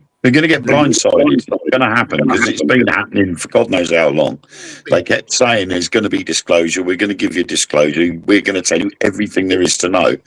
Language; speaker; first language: English; native; English